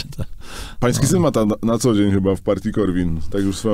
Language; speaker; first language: Polish; native; Polish